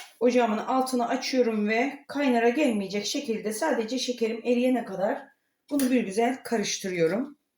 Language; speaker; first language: Turkish; native; Turkish